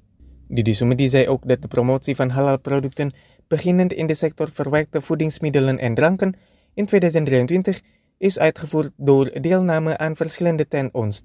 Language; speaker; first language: Dutch; non-native, fluent; Indonesian